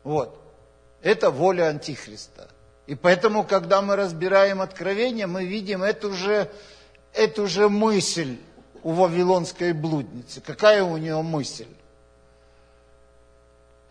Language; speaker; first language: Russian; native; Russian